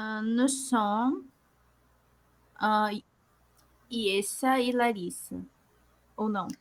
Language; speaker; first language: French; non-native, learner; Portuguese